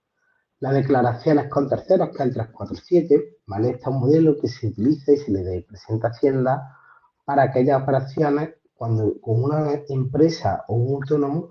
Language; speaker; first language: Spanish; native; Spanish